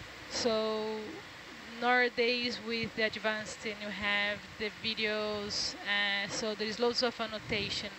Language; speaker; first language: English; non-native, fluent; Portuguese